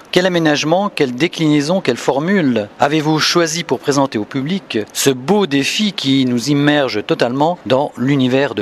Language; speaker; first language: French; native; French